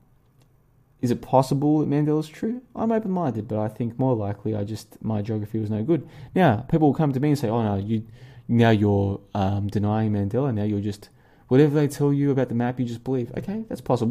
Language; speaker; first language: English; native; English